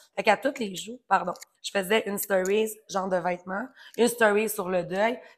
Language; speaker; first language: French; native; French